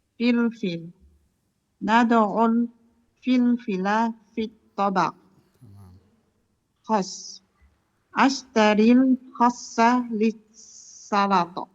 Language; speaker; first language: Arabic; non-native, learner; Indonesian